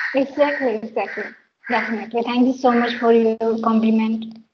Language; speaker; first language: English; non-native, local second language; Hindi